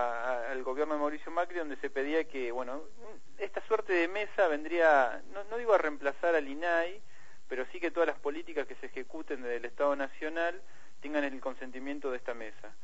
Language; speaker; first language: Spanish; native; Spanish